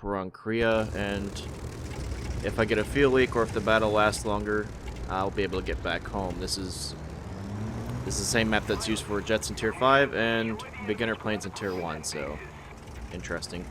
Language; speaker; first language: English; native; English